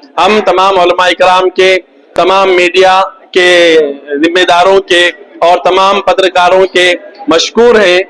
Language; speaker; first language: Urdu; native; Urdu